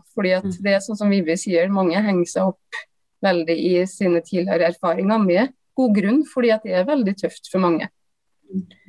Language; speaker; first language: Norwegian; native; Norwegian